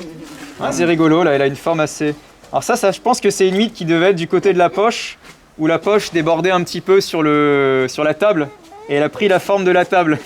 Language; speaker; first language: French; native; French